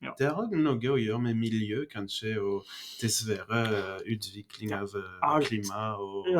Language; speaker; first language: Norwegian; non-native, fluent; French